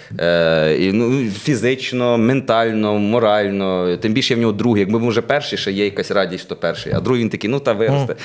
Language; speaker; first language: Ukrainian; native; Ukrainian